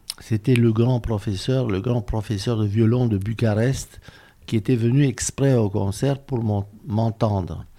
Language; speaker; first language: French; non-native, fluent; Romanian